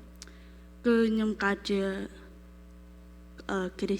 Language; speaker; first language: Khmer; non-native, local second language; Korean